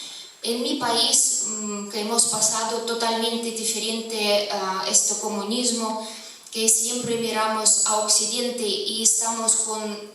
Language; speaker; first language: Spanish; non-native, fluent; Russian